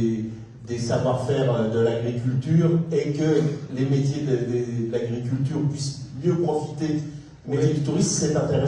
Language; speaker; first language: French; native; French